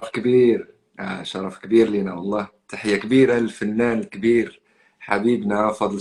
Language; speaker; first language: Arabic; native; Arabic